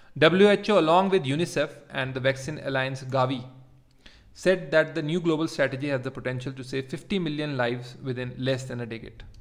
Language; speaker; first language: English; non-native, local second language; Hindi